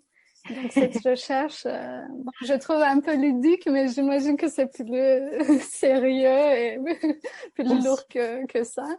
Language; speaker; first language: French; non-native, fluent; Turkish